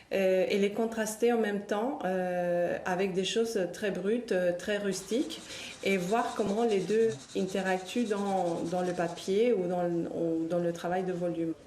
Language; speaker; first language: French; non-native, fluent; Spanish